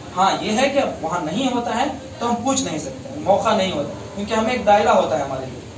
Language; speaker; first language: Hindi; non-native, local second language; Urdu